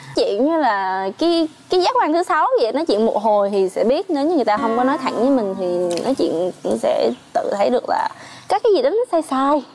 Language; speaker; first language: Vietnamese; early bilingual, other home language; English